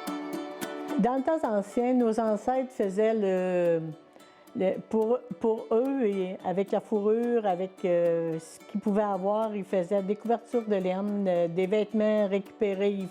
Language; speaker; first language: French; native; French